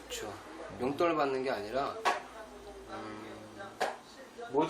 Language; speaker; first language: Korean; native; Korean